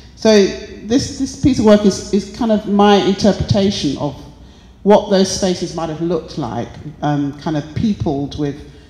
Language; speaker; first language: English; native; English